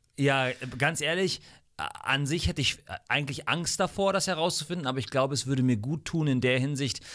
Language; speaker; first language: German; non-native, fluent; English